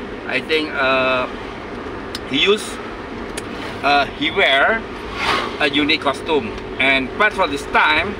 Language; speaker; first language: English; non-native, learner; Indonesian